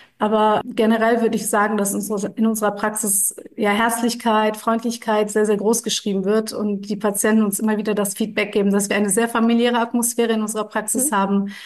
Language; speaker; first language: German; early bilingual, other home language; Turkish